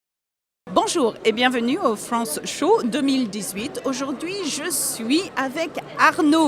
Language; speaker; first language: French; non-native, fluent; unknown